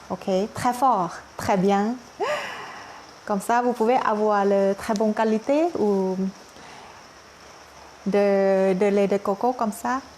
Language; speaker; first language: French; non-native, learner; Thai